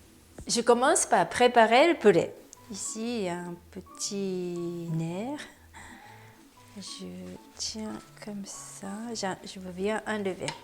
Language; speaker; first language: French; non-native, learner; Japanese